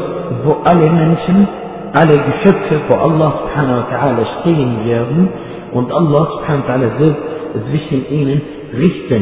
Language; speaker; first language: German; non-native, fluent; Arabic